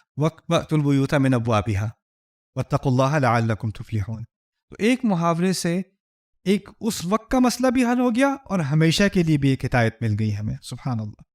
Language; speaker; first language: Urdu; early bilingual, heritage; Urdu